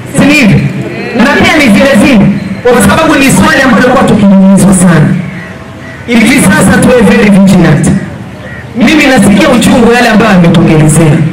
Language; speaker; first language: Swahili; native; Swahili